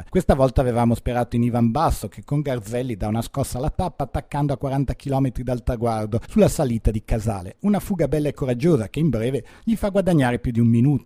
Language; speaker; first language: Italian; native; Italian